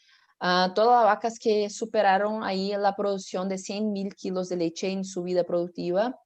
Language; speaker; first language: Spanish; non-native, fluent; Portuguese